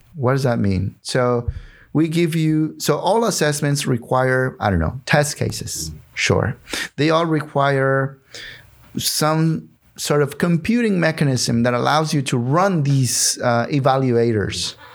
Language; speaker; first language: English; non-native, fluent; Spanish